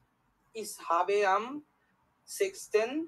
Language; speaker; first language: German; non-native, learner; Bangla